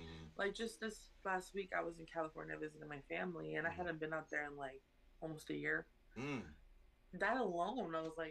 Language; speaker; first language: English; early bilingual, other home language; Spanish